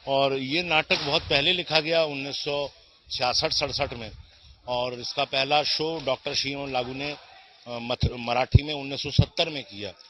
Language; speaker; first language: Hindi; native; Hindi